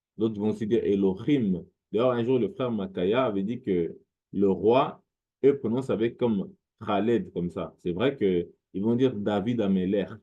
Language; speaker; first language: French; non-native, local second language; Lingala